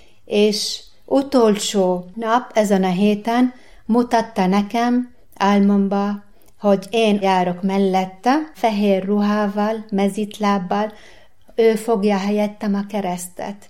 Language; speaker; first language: Hungarian; non-native, learner; Arabic